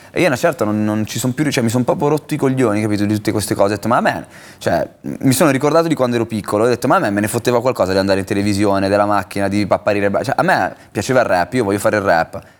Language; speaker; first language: Italian; native; Italian